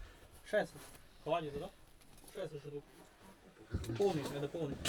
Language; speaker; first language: Russian; non-native, learner; Chinese